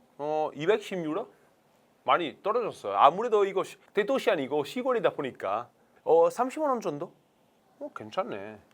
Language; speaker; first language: Korean; non-native, fluent; Italian